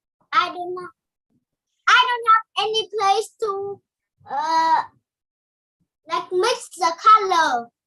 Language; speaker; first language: English; non-native, learner; Vietnamese